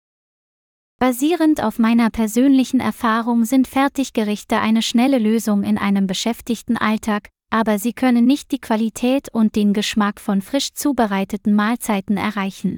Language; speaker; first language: German; non-native, learner; Vietnamese